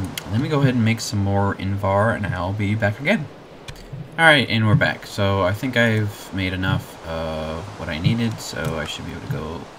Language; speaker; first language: English; native; English